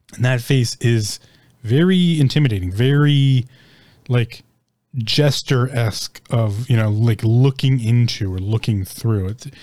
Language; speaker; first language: English; native; English